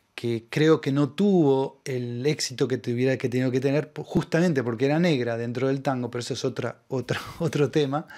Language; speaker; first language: Spanish; native; Spanish